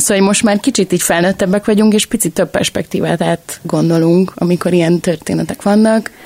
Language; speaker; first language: Hungarian; early bilingual, other home language; Bulgarian